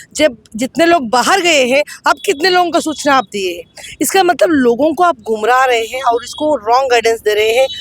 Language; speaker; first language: Hindi; non-native, local second language; Tamil